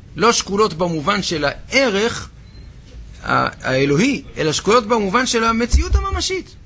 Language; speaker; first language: Hebrew; native; Hebrew